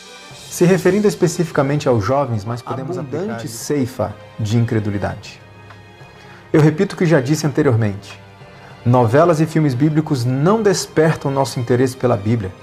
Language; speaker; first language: Portuguese; native; Portuguese